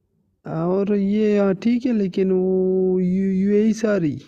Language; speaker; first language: Hindi; non-native, local second language; Pashto